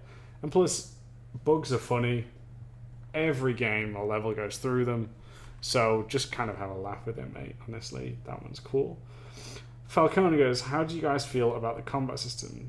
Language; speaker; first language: English; native; English